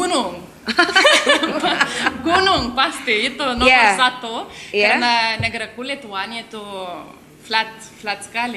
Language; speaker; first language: Indonesian; non-native, learner; Lithuanian